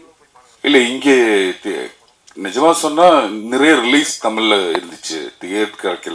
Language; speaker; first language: Tamil; non-native, learner; Malayalam